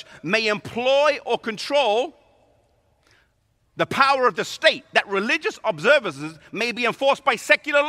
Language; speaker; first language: English; native; English